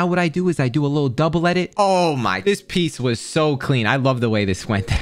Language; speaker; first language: English; native; English